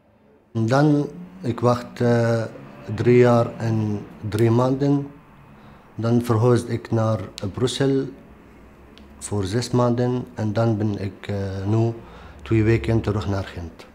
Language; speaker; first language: Dutch; non-native, learner; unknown